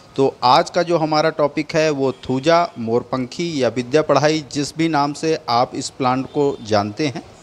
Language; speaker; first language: Hindi; native; Hindi